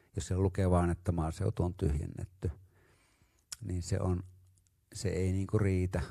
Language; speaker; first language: Finnish; native; Finnish